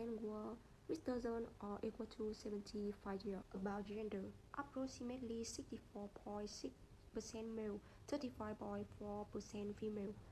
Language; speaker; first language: English; non-native, learner; Vietnamese